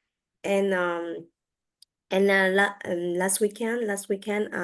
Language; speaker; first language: English; non-native, learner; French